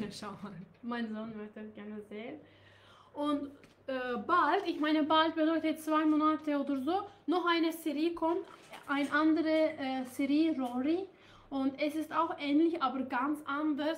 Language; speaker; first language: German; non-native, learner; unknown